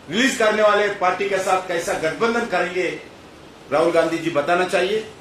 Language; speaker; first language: Hindi; non-native, local second language; Telugu